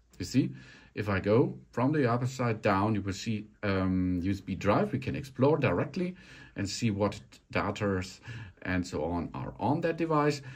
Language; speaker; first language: English; non-native, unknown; German